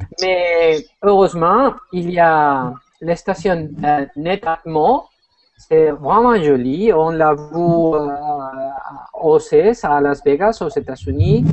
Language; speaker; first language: French; non-native, fluent; Spanish